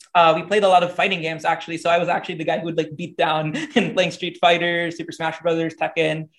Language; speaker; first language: English; non-native, local second language; Hiligaynon